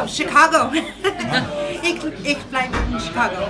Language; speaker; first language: German; non-native, learner; English